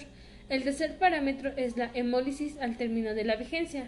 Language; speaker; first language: Spanish; native; Spanish